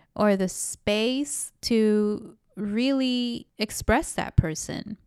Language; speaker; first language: English; early bilingual, other home language; Spanish